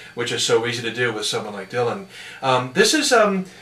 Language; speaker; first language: English; native; English